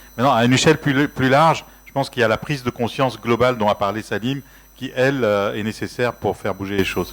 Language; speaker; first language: French; non-native, local second language; Arabic